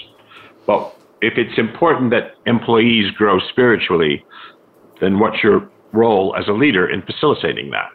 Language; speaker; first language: English; native; English